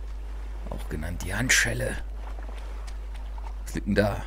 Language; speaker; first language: German; native; German